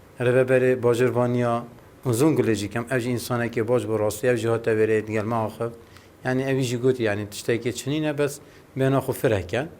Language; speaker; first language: Kurdish; native; Kurdish